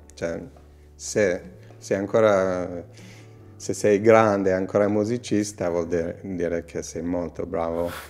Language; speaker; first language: Italian; non-native, fluent; English